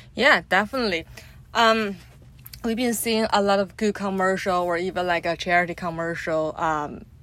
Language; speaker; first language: English; non-native, fluent; Chinese